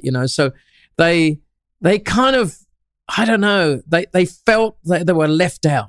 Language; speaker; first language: English; native; English